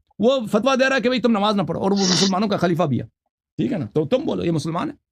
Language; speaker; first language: Urdu; non-native, fluent; Persian